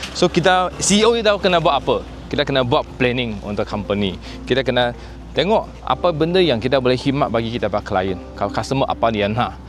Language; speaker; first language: Malay; non-native, local second language; Chinese